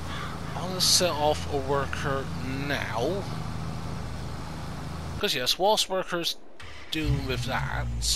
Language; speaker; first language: English; native; English